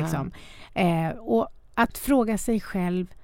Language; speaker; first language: Swedish; native; Swedish